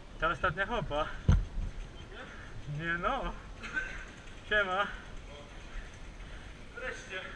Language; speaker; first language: Polish; native; Polish